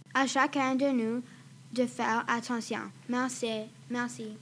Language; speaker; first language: French; non-native, fluent; English